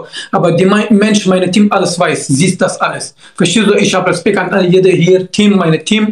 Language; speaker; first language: German; non-native, learner; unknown